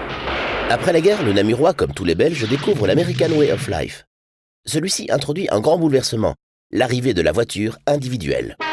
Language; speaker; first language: French; native; French